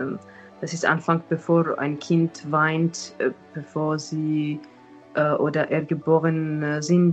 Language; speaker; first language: German; non-native, fluent; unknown